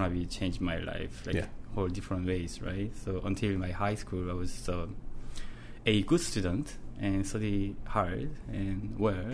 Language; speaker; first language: English; non-native, fluent; Korean